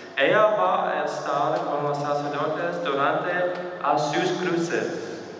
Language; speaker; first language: Spanish; non-native, fluent; English